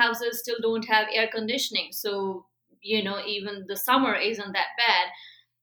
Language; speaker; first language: English; non-native, local second language; Nepali